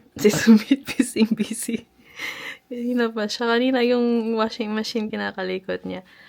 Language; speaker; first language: Filipino; native; Filipino